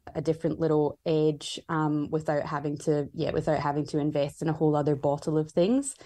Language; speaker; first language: English; native; English